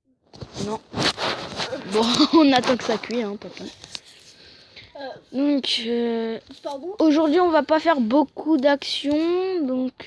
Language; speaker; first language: French; native; French